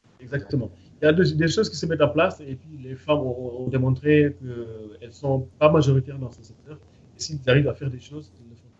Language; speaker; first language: French; non-native, local second language; Fula